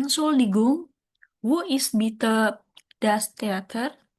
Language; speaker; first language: German; non-native, learner; Indonesian